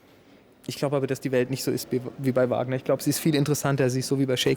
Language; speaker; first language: German; native; German